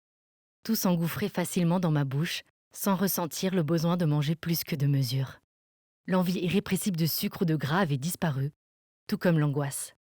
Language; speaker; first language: French; native; French